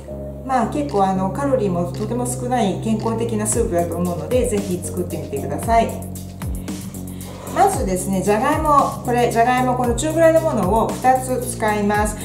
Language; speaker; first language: Japanese; native; Japanese